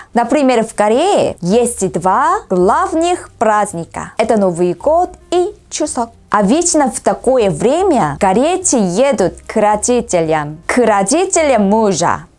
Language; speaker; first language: Russian; non-native, learner; Korean